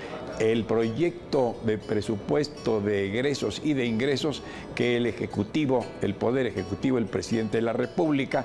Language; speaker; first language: Spanish; native; Spanish